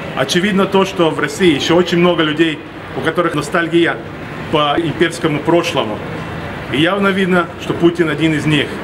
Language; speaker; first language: Russian; non-native, local second language; Latvian